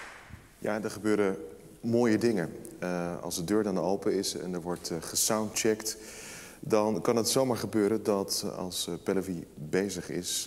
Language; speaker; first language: Dutch; native; Dutch